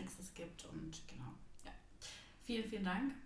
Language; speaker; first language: German; native; German